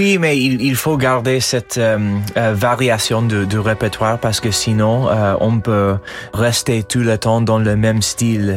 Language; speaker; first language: French; non-native, fluent; English